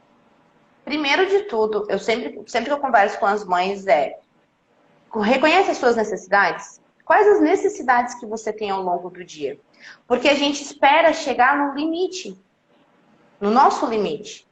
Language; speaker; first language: Portuguese; native; Portuguese